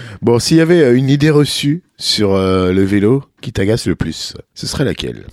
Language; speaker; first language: French; native; French